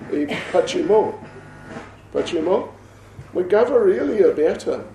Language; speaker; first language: Russian; non-native, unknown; English